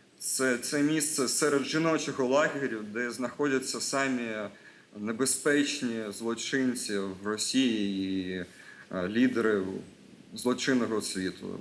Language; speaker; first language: Ukrainian; non-native, local second language; Russian